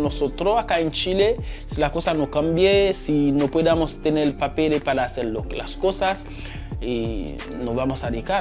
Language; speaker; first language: Spanish; non-native, learner; Haitian Creole